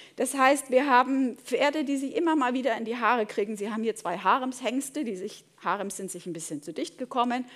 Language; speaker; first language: German; native; German